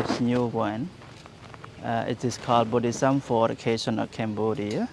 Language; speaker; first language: English; non-native, learner; Khmer